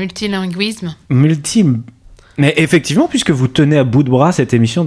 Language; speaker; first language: French; native; French